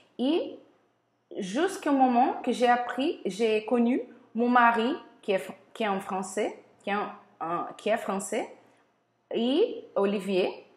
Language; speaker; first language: French; non-native, learner; Portuguese